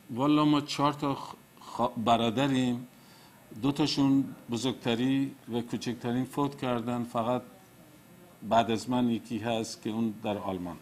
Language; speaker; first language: Persian; early bilingual, heritage; Persian